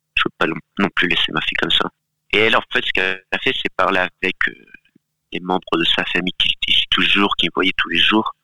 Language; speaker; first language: French; non-native, fluent; Galician